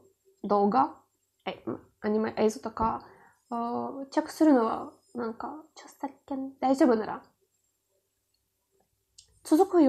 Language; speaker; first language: Japanese; non-native, learner; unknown